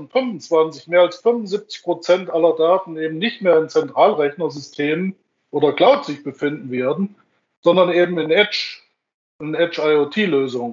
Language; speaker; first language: German; native; German